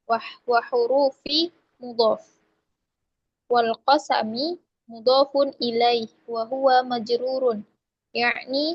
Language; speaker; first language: Arabic; non-native, learner; Indonesian